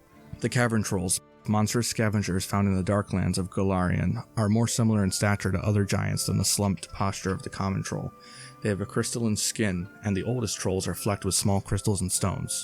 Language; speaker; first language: English; native; English